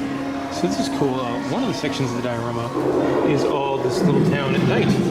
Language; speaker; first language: English; native; English